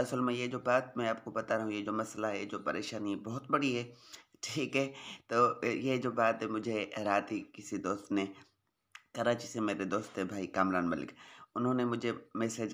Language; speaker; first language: Hindi; non-native, local second language; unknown